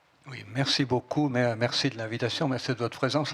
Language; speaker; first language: French; native; French